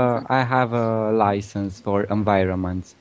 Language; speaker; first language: English; non-native, learner; Romanian